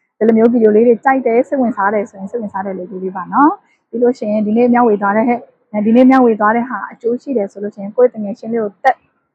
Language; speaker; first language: Burmese; native; Burmese